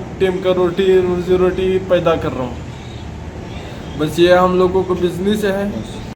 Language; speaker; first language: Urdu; non-native, fluent; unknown